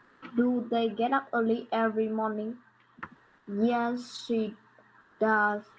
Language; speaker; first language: English; non-native, learner; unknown